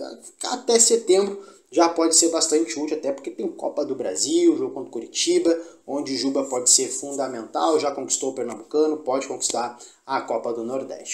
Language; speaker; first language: Portuguese; native; Portuguese